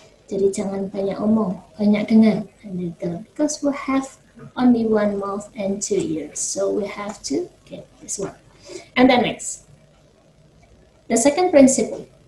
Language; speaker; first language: English; non-native, fluent; Indonesian